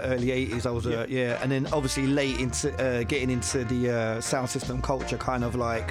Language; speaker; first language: English; native; English